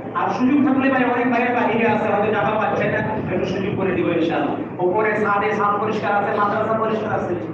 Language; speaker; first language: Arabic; non-native, fluent; Bangla